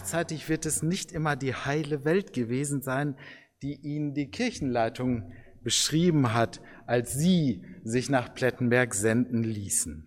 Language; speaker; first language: German; native; German